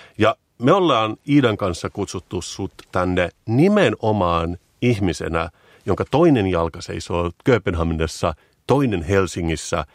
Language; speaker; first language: Finnish; native; Finnish